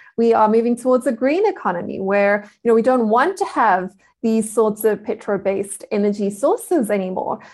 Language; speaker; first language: English; native; English